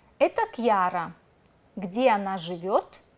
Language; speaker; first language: Russian; native; Russian